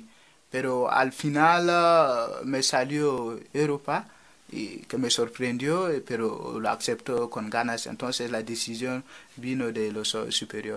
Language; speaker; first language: Spanish; non-native, fluent; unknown